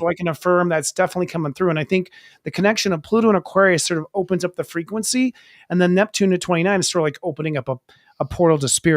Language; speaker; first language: English; native; English